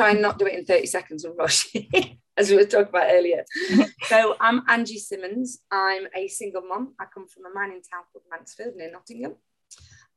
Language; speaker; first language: English; native; English